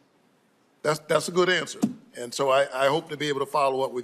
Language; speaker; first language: English; native; English